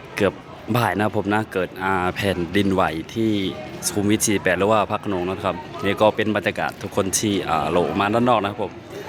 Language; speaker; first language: Thai; non-native, fluent; Lao